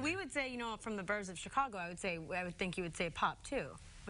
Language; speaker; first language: English; native; English